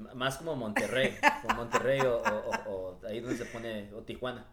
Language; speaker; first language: Spanish; early bilingual, heritage; Spanish